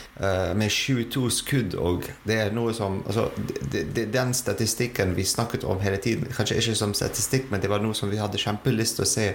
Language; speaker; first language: Norwegian; non-native, fluent; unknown